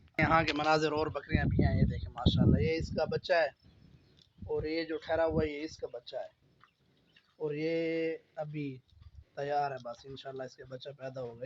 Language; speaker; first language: Urdu; non-native, local second language; Punjabi